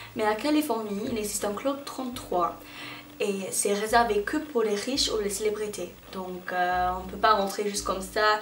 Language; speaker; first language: French; non-native, fluent; English